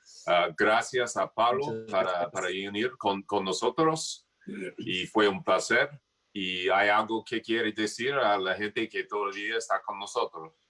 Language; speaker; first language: Spanish; non-native, fluent; English